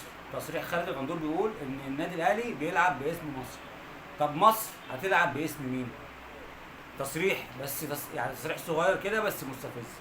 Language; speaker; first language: Arabic; native; Arabic